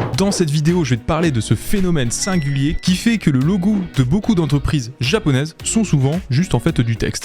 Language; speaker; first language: French; native; French